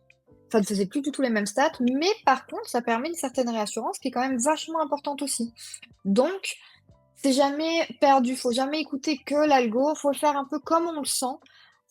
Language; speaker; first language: French; native; French